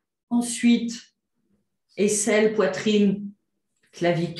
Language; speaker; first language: French; native; French